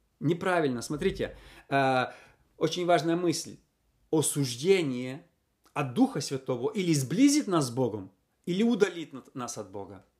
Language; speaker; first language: Russian; native; Russian